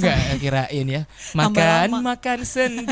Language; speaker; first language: Indonesian; native; Indonesian